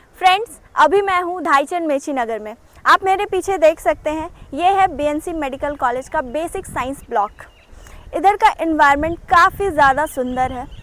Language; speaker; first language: Hindi; native; Hindi